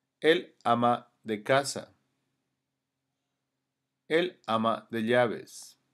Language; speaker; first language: Spanish; non-native, learner; English